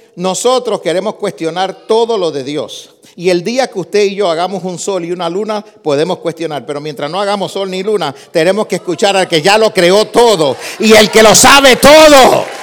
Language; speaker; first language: Spanish; early bilingual, heritage; Spanish